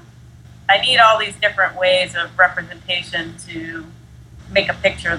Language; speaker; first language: English; native; English